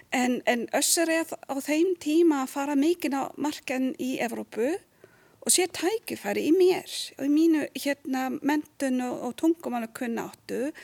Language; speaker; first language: Icelandic; non-native, fluent; German